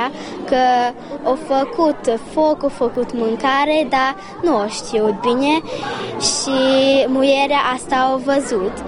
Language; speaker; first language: Romanian; early bilingual, heritage; Romanian